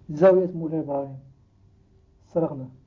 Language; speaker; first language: Dutch; non-native, learner; Arabic